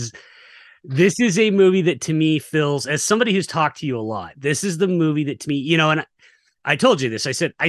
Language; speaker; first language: English; native; English